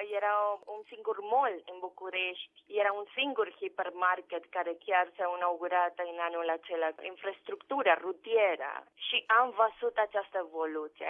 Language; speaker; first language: Romanian; non-native, fluent; Spanish